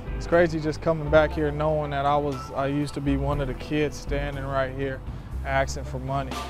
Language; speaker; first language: English; native; English